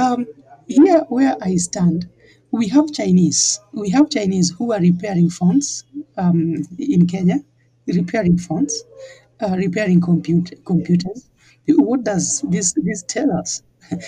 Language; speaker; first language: English; non-native, local second language; Luo (Kenya and Tanzania)